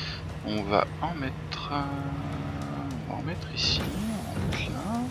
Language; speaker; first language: French; native; French